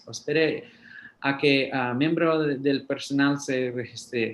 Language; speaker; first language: Spanish; early bilingual, heritage; English